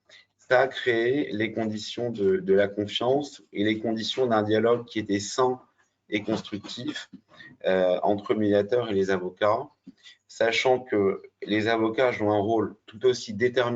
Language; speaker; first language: French; native; French